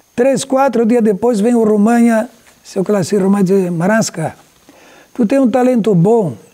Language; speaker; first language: Portuguese; native; Portuguese